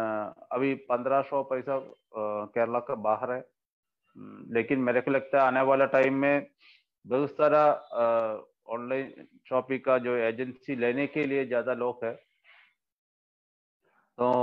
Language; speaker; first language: Hindi; non-native, local second language; Malayalam